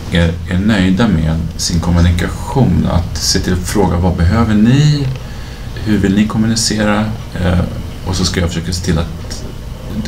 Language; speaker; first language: Swedish; native; Swedish